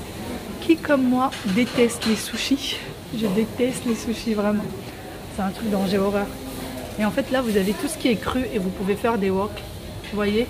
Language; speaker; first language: French; native; French